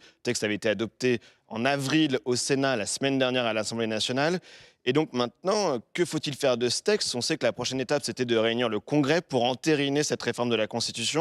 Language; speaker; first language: French; native; French